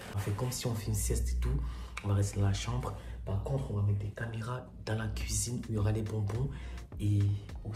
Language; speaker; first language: French; native; French